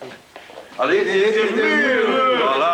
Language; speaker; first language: Dutch; non-native, fluent; French